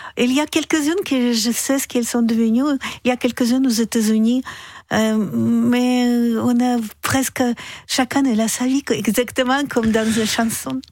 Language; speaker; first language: French; non-native, fluent; Russian